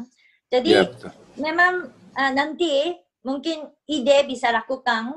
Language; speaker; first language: Indonesian; non-native, fluent; Japanese